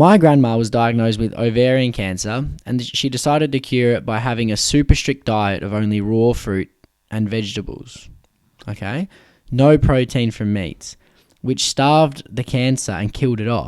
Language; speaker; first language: English; native; English